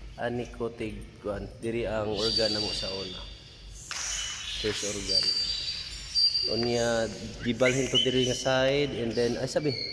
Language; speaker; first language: Cebuano; native; Cebuano